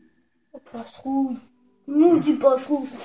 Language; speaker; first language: French; native; French